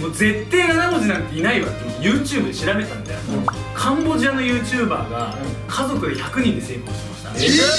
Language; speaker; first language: Japanese; native; Japanese